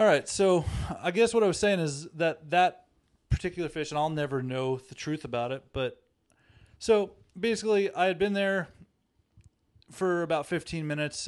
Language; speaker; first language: English; native; English